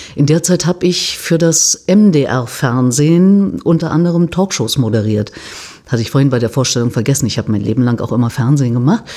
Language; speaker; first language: German; native; German